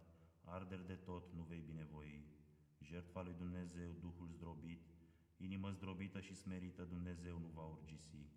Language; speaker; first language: Romanian; native; Romanian